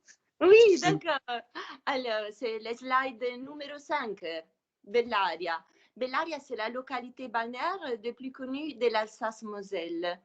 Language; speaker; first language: French; non-native, fluent; Italian